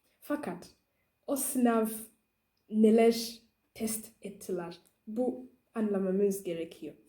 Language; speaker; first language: Turkish; non-native, learner; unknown